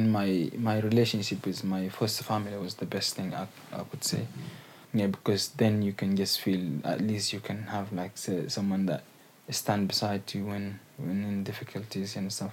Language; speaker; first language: English; non-native, fluent; Arabic